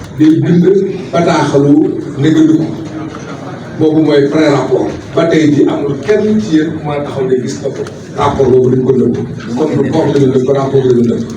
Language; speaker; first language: Wolof; non-native, local second language; Fula